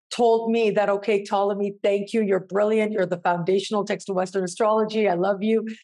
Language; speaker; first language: English; native; English